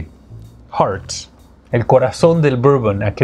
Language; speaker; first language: Spanish; native; Spanish